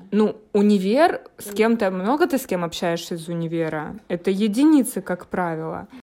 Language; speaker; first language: Russian; native; Russian